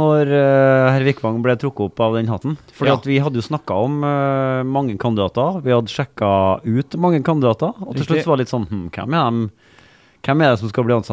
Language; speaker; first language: Norwegian; native; Norwegian